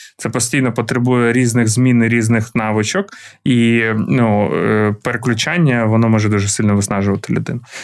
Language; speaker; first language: Ukrainian; non-native, local second language; Russian